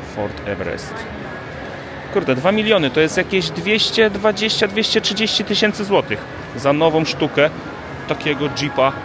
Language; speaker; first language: Polish; native; Polish